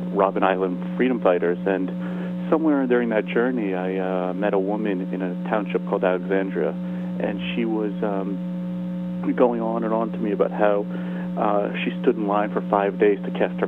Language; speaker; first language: English; native; English